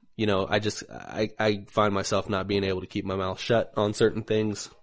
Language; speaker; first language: English; native; English